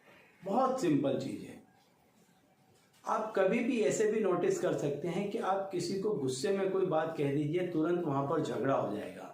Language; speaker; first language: Hindi; native; Hindi